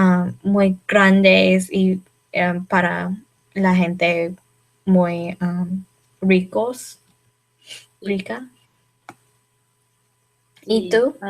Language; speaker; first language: Spanish; non-native, learner; English